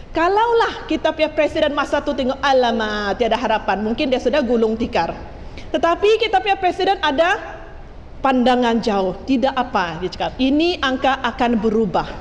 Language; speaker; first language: Malay; non-native, local second language; Chinese